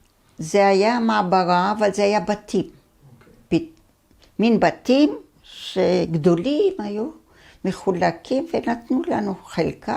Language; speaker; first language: Hebrew; early bilingual, other home language; Arabic